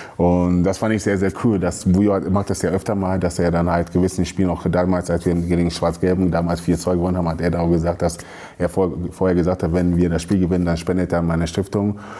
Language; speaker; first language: German; early bilingual, other home language; Akan